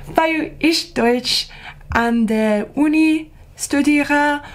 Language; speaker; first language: German; non-native, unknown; English